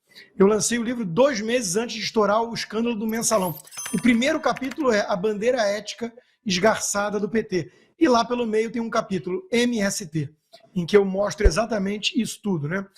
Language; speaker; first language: Portuguese; native; Portuguese